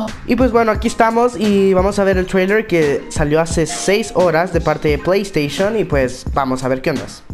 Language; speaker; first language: Spanish; native; Spanish